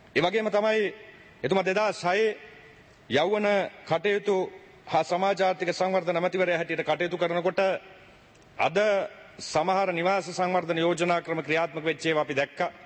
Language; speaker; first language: Sinhala; native; Sinhala